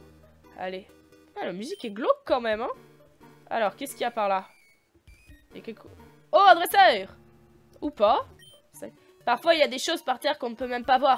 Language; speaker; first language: French; native; French